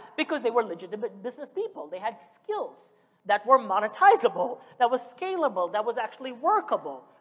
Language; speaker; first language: English; early bilingual, other home language; Malayalam